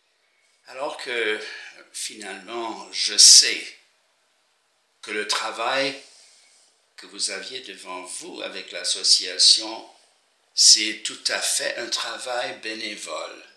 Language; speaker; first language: French; non-native, fluent; English